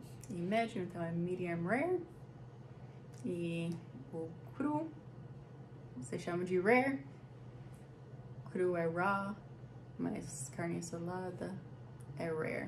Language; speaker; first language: Portuguese; non-native, fluent; English